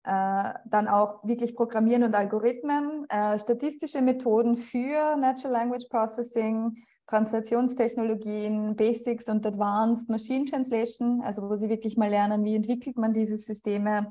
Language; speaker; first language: German; native; German